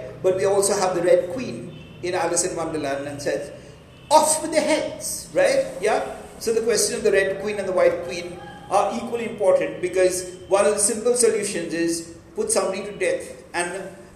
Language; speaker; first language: English; non-native, local second language; Marathi